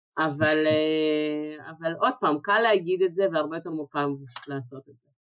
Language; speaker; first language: Hebrew; early bilingual, other home language; Russian